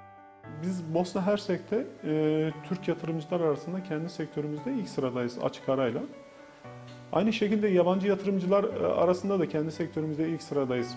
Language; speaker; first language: Turkish; native; Turkish